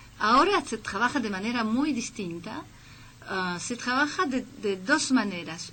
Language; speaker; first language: Spanish; non-native, fluent; French